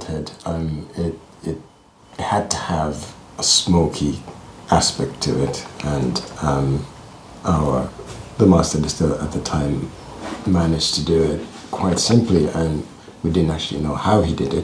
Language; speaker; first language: English; non-native, local second language; Ganda